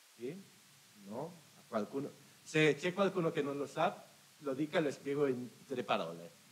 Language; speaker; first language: Italian; non-native, fluent; Spanish